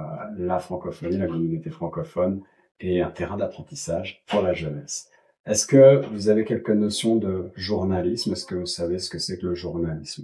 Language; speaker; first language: French; native; French